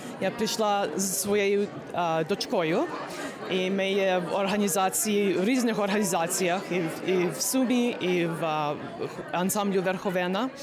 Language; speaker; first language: Ukrainian; early bilingual, heritage; English